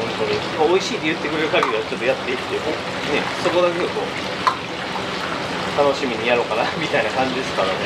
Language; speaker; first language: Japanese; native; Japanese